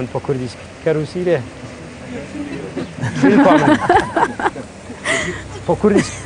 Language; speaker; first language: Danish; non-native, fluent; Central Kurdish